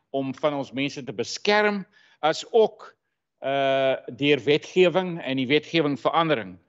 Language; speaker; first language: Afrikaans; non-native, local second language; English